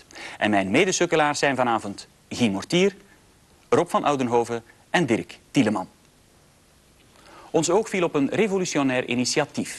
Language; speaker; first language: Dutch; native; Dutch